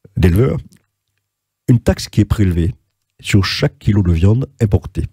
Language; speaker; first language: French; native; French